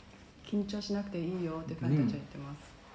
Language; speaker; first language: Japanese; non-native, fluent; Chinese